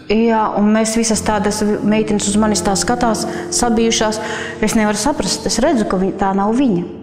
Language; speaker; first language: Latvian; non-native, local second language; Russian